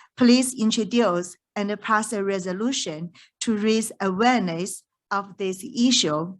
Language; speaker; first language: English; non-native, fluent; Chinese